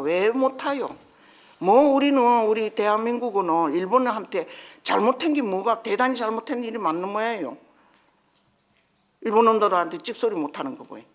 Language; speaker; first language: Korean; early bilingual, heritage; Korean